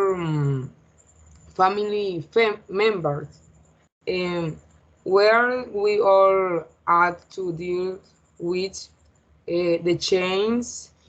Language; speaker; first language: English; non-native, learner; Spanish